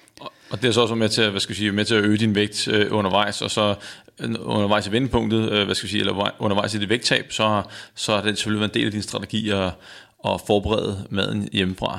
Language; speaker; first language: Danish; native; Danish